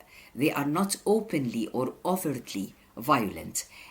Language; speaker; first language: English; non-native, fluent; Arabic